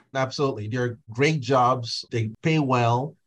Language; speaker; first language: English; non-native, local second language; Igbo